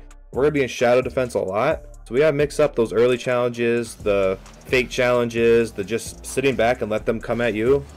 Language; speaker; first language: English; native; English